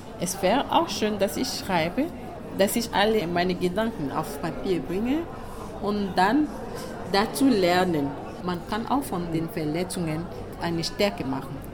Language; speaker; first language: German; non-native, fluent; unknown